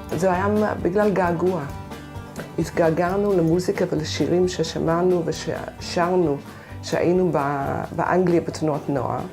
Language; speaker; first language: Hebrew; non-native, fluent; English